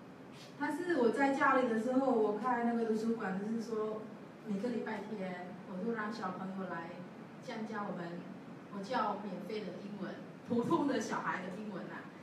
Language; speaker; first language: Chinese; non-native, learner; Javanese